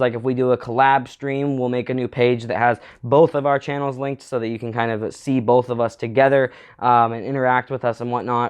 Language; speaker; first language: English; native; English